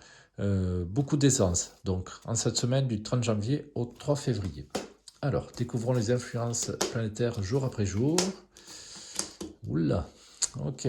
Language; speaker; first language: French; native; French